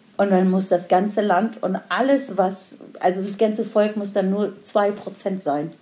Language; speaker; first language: German; non-native, fluent; Persian